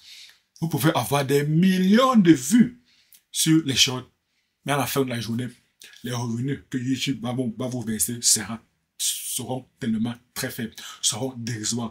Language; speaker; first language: French; native; French